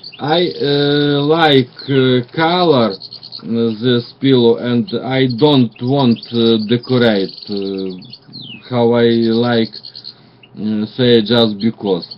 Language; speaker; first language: English; non-native, learner; Russian